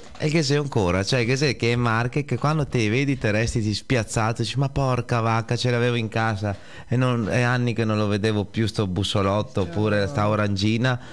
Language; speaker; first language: Italian; native; Italian